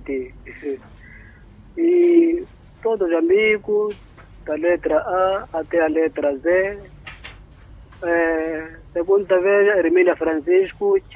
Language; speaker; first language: Portuguese; non-native, local second language; Makhuwa